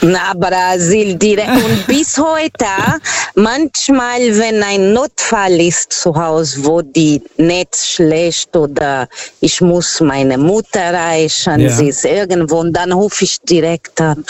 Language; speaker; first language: German; non-native, fluent; Portuguese